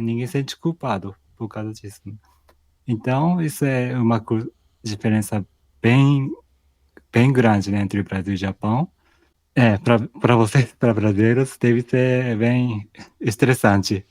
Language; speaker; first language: Portuguese; non-native, fluent; Japanese